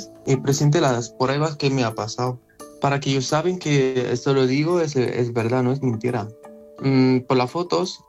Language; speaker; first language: Spanish; non-native, learner; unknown